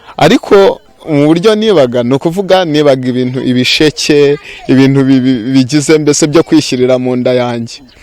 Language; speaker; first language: Kinyarwanda; native; Kinyarwanda